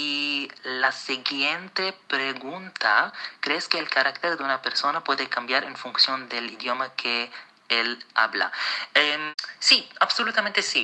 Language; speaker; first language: Spanish; non-native, fluent; Arabic